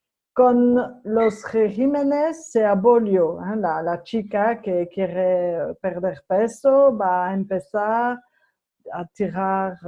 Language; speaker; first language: Spanish; non-native, fluent; French